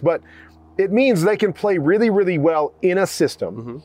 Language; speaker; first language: English; native; English